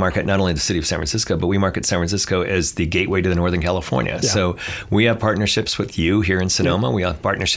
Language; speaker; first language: English; native; English